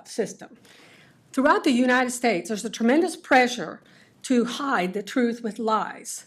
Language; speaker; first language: English; early bilingual, other home language; Spanish